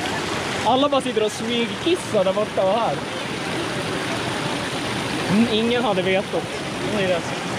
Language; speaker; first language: Swedish; native; Swedish